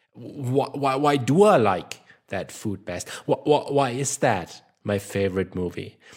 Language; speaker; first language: English; non-native, fluent; German